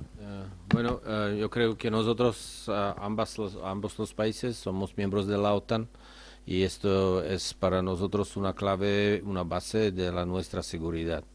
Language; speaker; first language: Spanish; non-native, fluent; Czech